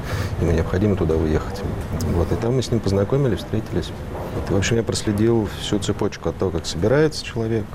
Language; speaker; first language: Russian; native; Russian